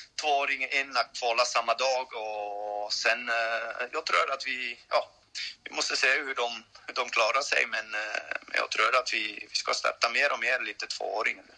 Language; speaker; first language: Swedish; non-native, learner; French